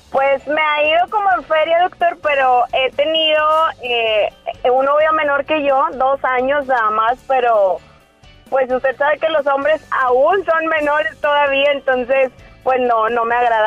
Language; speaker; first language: Spanish; native; Spanish